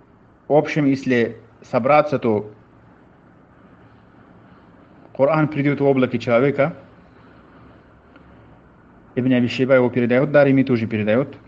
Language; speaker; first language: Russian; non-native, fluent; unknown